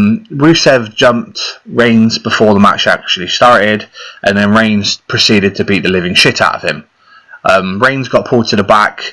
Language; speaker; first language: English; native; English